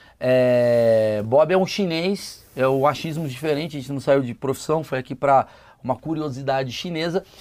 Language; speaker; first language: Portuguese; native; Portuguese